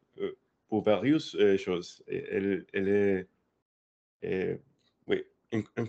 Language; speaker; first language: French; non-native, learner; English